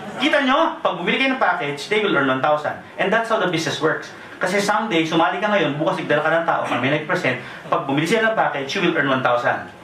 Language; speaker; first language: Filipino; native; Filipino